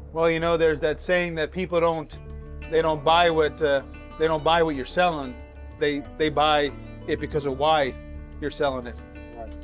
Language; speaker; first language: English; native; English